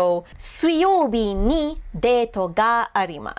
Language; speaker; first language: Japanese; non-native, fluent; English